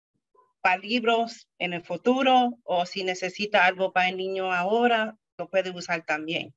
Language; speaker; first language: Spanish; early bilingual, heritage; Spanish